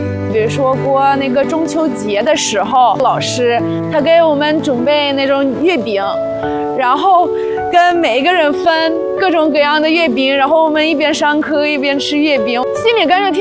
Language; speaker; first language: Chinese; non-native, fluent; Russian